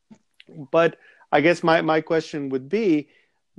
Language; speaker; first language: English; non-native, fluent; Spanish